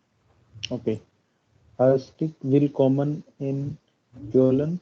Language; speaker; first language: German; non-native, learner; Hindi